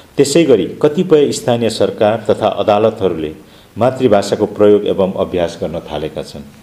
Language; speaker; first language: Nepali; non-native, local second language; Limbu